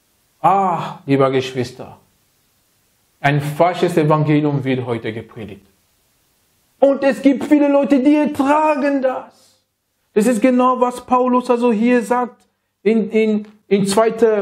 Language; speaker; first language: German; non-native, learner; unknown